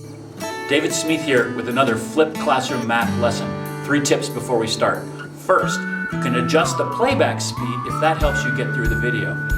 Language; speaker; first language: English; native; English